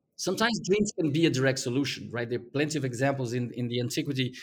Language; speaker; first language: English; non-native, fluent; Portuguese